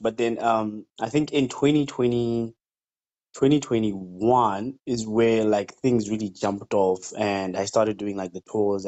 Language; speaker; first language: English; non-native, local second language; Tswana